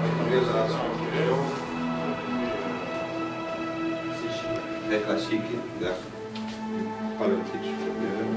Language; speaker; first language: French; non-native, fluent; Portuguese